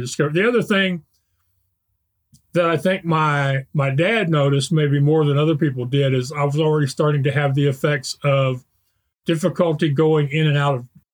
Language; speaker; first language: English; native; English